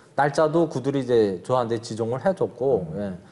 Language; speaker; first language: Korean; native; Korean